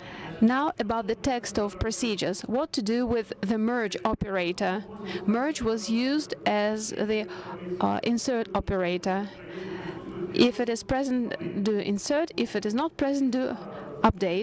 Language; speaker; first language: English; non-native, fluent; Russian